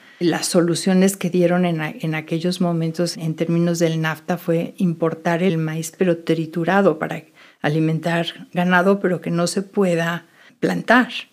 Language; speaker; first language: Spanish; native; Spanish